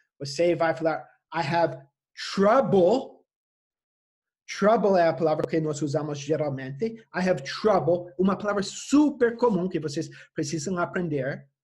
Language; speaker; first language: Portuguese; non-native, fluent; English